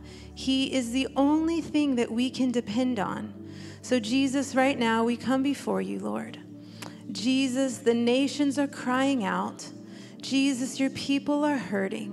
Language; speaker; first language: English; native; English